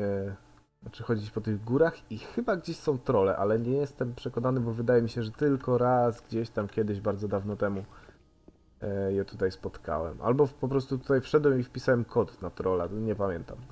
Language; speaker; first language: Polish; native; Polish